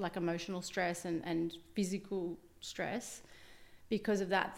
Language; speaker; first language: English; native; English